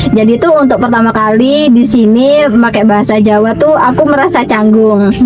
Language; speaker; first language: Indonesian; native; Indonesian